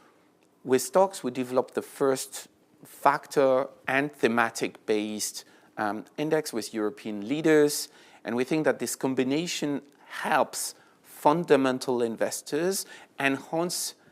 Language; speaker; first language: English; non-native, fluent; French